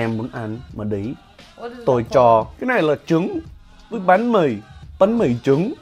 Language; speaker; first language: Vietnamese; early bilingual, heritage; Vietnamese